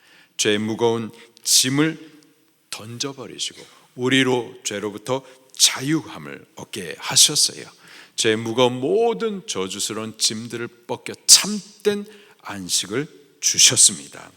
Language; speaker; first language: Korean; native; Korean